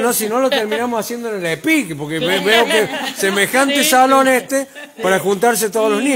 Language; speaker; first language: Spanish; native; Spanish